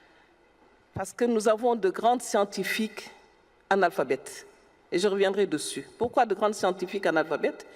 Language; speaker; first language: French; non-native, local second language; Wolof